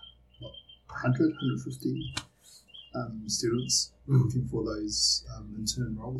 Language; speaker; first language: English; native; English